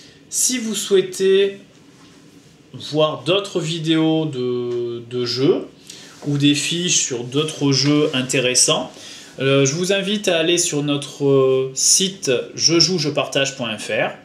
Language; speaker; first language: French; native; French